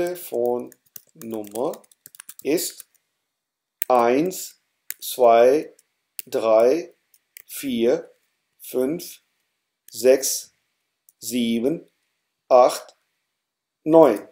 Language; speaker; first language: German; non-native, fluent; Urdu